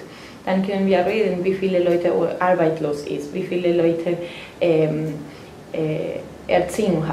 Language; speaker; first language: German; non-native, fluent; Spanish